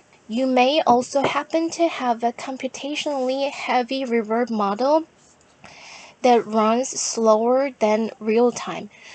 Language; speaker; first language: English; non-native, fluent; Korean